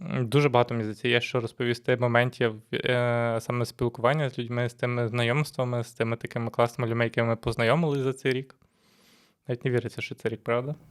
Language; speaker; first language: Ukrainian; native; Ukrainian